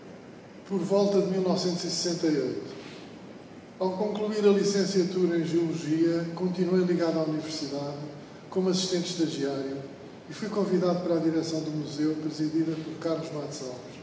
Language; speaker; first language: Portuguese; native; Portuguese